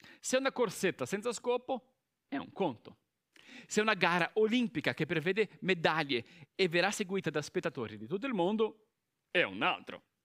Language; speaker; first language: Italian; non-native, fluent; Portuguese